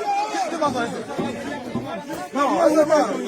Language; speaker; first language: Spanish; non-native, learner; Haitian Creole